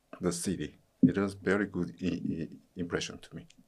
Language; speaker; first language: English; non-native, learner; Korean